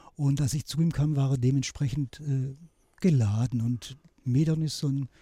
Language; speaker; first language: German; native; German